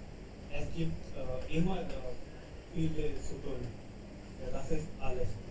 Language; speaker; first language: German; non-native, learner; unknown